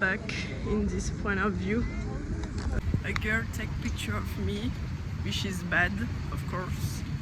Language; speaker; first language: English; non-native, learner; French